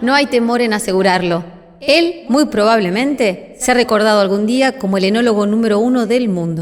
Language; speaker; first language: Spanish; native; Spanish